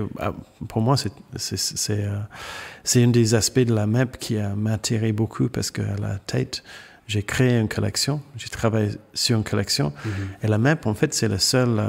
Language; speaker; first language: French; non-native, fluent; English